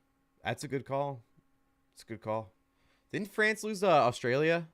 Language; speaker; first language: English; native; English